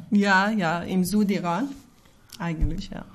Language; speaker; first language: German; non-native, learner; Persian